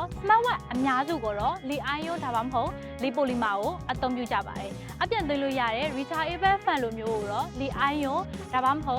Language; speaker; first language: Burmese; native; Burmese